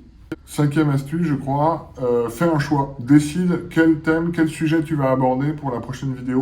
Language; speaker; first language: French; native; French